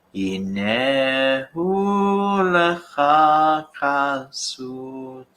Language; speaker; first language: Hebrew; non-native, learner; English